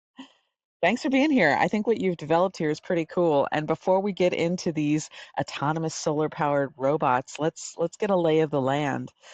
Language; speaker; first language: English; native; English